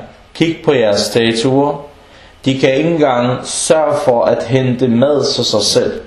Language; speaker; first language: Danish; non-native, local second language; Arabic